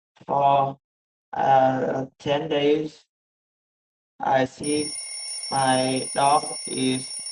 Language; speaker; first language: English; non-native, learner; Vietnamese